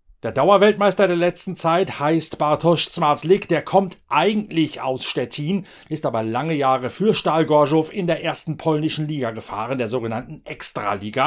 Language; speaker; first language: German; native; German